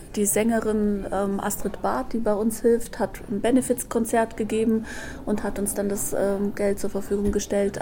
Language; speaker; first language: German; native; German